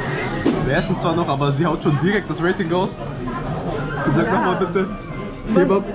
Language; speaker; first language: German; native; German